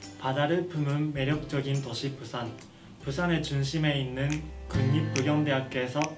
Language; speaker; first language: Korean; non-native, learner; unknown